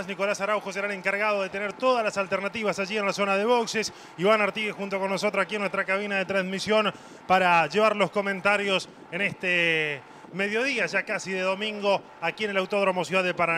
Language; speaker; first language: Spanish; native; Spanish